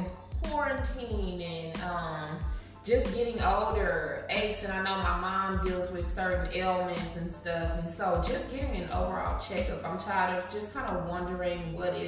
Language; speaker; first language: English; native; English